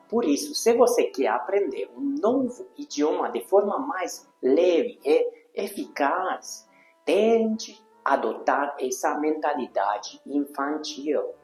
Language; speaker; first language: Portuguese; non-native, fluent; Hungarian